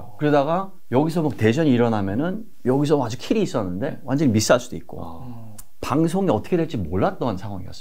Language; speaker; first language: Korean; native; Korean